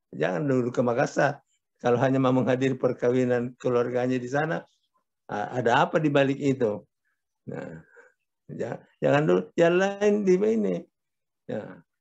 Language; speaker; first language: Indonesian; native; Indonesian